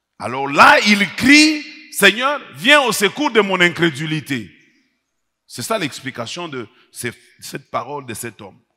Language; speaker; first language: French; non-native, local second language; Swahili